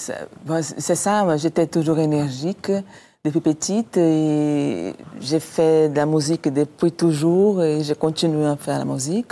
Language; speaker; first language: French; non-native, fluent; Portuguese